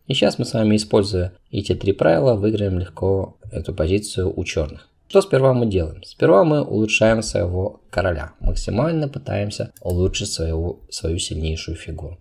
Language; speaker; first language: Russian; non-native, local second language; Uzbek